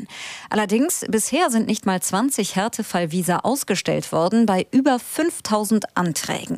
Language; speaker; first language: German; native; German